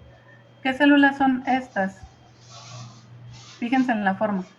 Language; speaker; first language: Spanish; native; Spanish